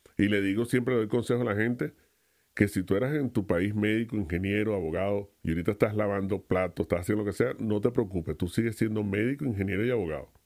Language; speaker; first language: Spanish; native; Spanish